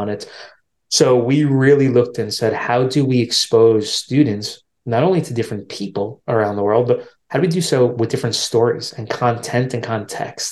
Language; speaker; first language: English; native; English